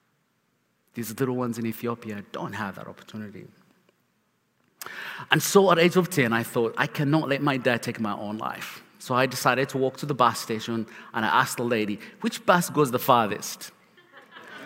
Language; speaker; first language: English; non-native, local second language; Kinyarwanda